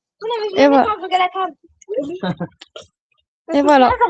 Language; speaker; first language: French; native; French